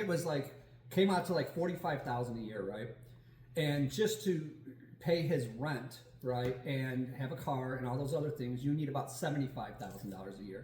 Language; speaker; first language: English; native; English